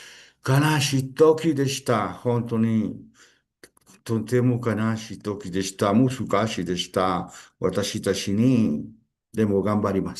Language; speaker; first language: Japanese; non-native, learner; Spanish